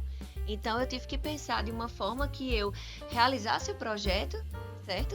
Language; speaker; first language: Portuguese; native; Portuguese